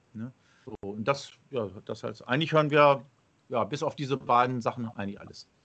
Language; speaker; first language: German; early bilingual, other home language; Arabic